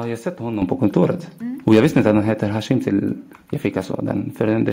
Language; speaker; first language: Swedish; non-native, learner; Arabic